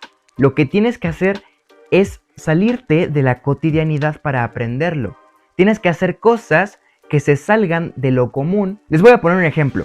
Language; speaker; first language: Spanish; native; Spanish